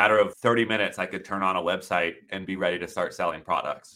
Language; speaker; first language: English; native; English